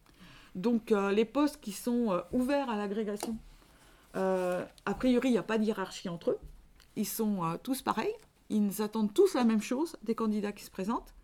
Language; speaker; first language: French; native; French